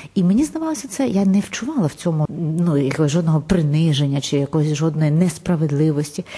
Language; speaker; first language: Ukrainian; non-native, local second language; Russian